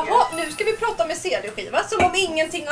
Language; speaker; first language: Swedish; native; Swedish